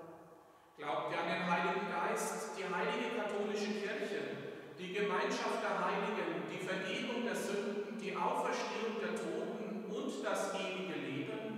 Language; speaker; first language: German; native; German